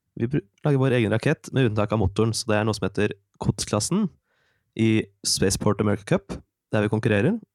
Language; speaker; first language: Norwegian; native; Norwegian